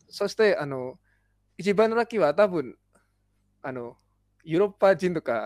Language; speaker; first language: Japanese; non-native, learner; Indonesian